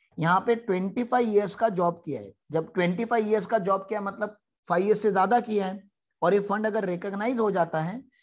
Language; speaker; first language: Hindi; native; Hindi